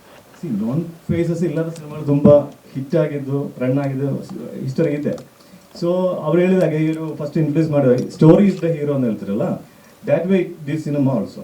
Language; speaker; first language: Kannada; non-native, local second language; Malayalam